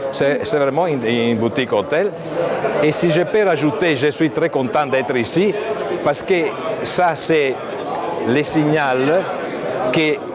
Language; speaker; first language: French; non-native, fluent; Italian